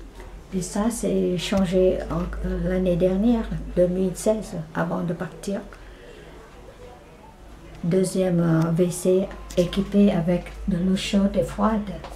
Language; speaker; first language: French; non-native, fluent; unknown